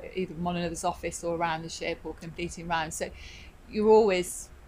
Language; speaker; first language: English; native; English